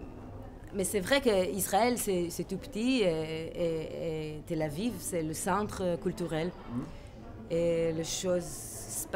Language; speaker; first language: French; non-native, fluent; Hebrew